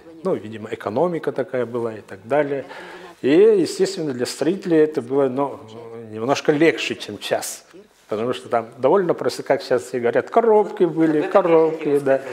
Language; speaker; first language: Russian; native; Russian